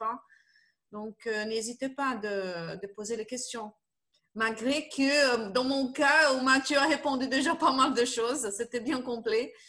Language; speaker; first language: French; non-native, fluent; Portuguese